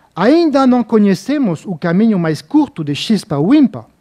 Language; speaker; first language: Portuguese; non-native, fluent; French